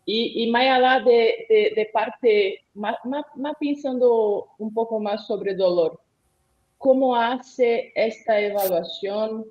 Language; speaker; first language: Spanish; non-native, learner; Portuguese